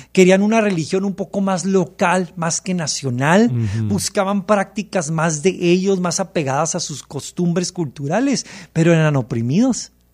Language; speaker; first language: Spanish; early bilingual, heritage; Spanish